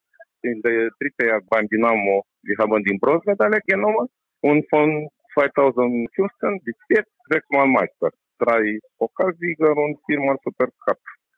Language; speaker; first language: German; non-native, learner; Romanian